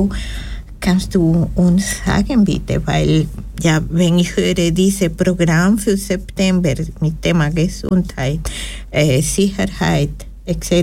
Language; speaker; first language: German; non-native, fluent; Spanish